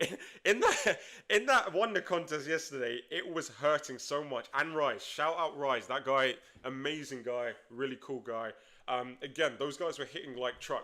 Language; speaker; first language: English; native; English